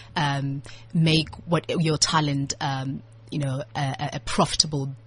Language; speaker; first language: English; non-native, local second language; Southern Sotho